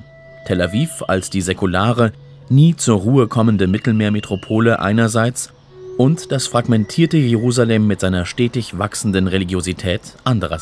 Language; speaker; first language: German; native; German